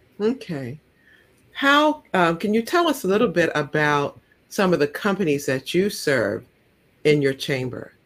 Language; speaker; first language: English; native; English